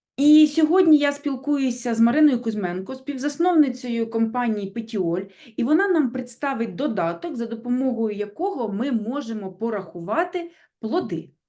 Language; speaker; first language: Ukrainian; native; Ukrainian